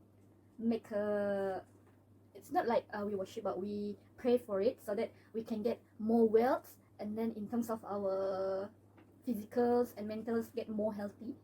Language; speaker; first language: English; non-native, local second language; Iban